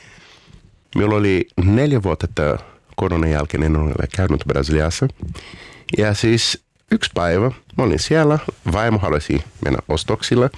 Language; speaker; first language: Finnish; non-native, learner; Portuguese